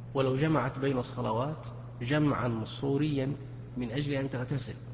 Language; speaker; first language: Arabic; native; Arabic